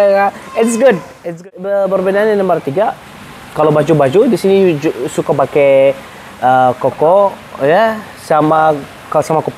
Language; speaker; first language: Indonesian; non-native, learner; Arabic